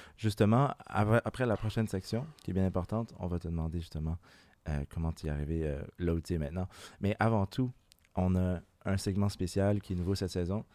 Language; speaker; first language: French; native; French